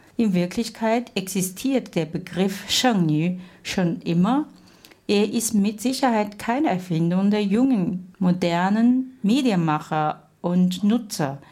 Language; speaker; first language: German; non-native, fluent; Chinese